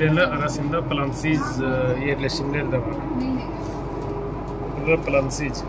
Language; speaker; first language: Turkish; non-native, fluent; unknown